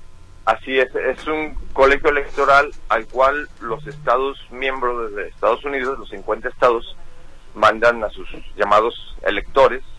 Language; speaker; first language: Spanish; native; Spanish